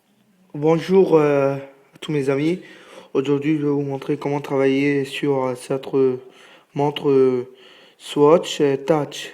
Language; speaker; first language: French; non-native, fluent; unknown